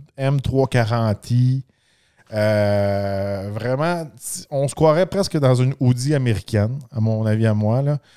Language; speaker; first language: French; native; French